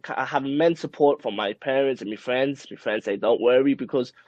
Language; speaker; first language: English; early bilingual, other home language; Spanish